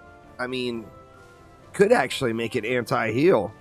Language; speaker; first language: English; native; English